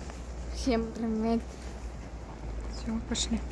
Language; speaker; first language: Russian; non-native, learner; Tajik